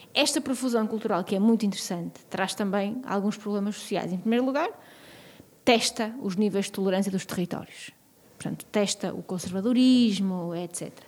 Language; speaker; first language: Portuguese; native; Portuguese